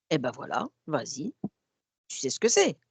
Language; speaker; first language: French; native; French